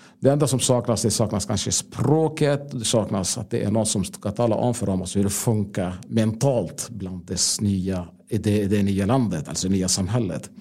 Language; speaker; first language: Swedish; non-native, fluent; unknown